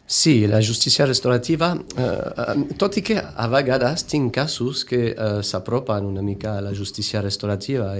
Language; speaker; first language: Catalan; non-native, fluent; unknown